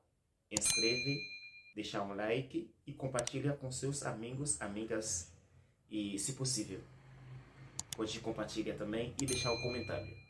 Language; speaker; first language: Portuguese; non-native, learner; Haitian Creole